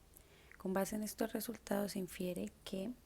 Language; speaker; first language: Spanish; native; Spanish